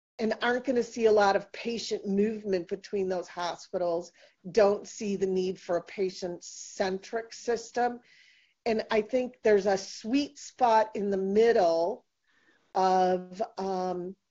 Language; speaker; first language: English; native; English